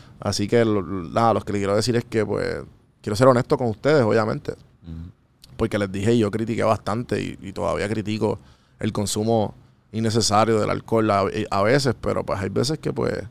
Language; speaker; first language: Spanish; native; Spanish